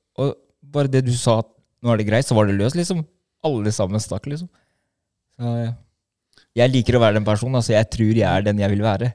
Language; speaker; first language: Norwegian; early bilingual, other home language; Albanian